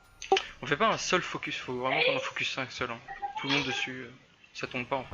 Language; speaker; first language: French; native; French